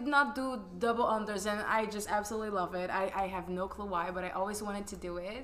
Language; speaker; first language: English; non-native, fluent; Portuguese